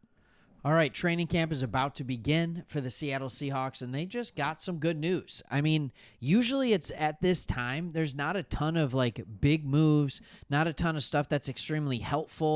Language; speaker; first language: English; native; English